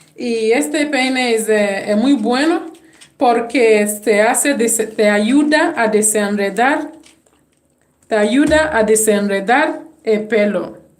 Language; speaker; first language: Spanish; non-native, fluent; English